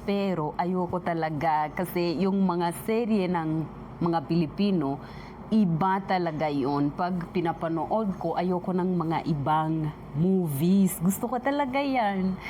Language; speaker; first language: Filipino; non-native, fluent; Swahili